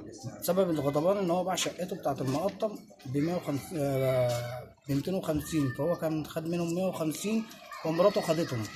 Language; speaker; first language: Arabic; native; Arabic